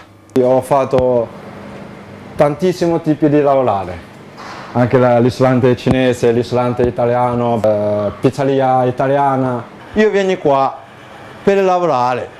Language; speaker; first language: Italian; non-native, learner; Chinese